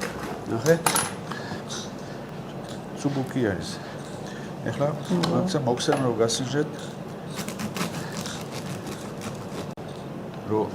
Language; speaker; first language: Georgian; non-native, learner; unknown